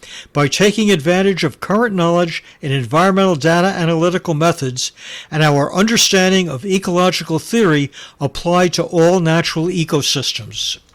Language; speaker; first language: English; native; English